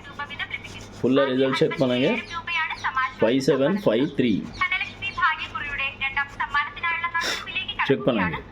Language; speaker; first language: Tamil; non-native, learner; Kannada